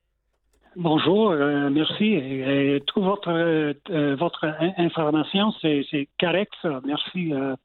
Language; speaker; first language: French; non-native, local second language; English